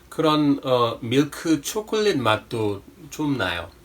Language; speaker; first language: Korean; non-native, fluent; English